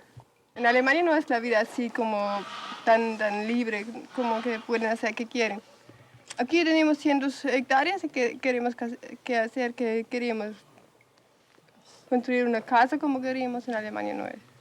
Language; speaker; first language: Spanish; non-native, fluent; German